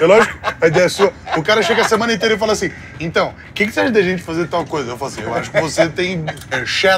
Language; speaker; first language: Portuguese; native; Portuguese